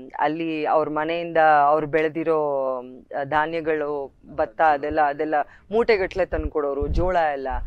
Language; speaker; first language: Kannada; native; Kannada